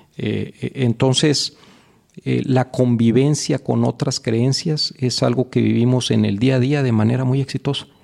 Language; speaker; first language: Spanish; native; Spanish